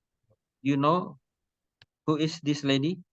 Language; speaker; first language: English; non-native, fluent; Indonesian